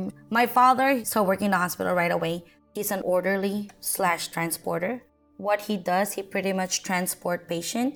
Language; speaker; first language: English; non-native, local second language; Filipino